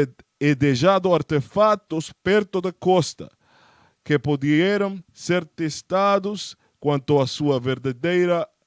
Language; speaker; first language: Portuguese; non-native, learner; Spanish